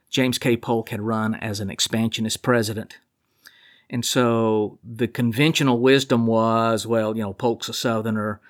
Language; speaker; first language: English; native; English